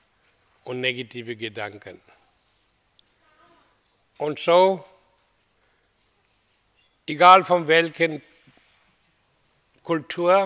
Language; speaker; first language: German; non-native, learner; Hindi